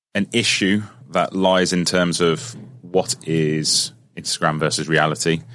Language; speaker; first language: English; native; English